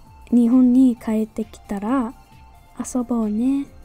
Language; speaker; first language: Japanese; non-native, fluent; English